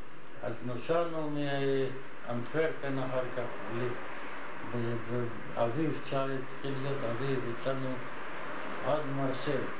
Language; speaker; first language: Hebrew; non-native, fluent; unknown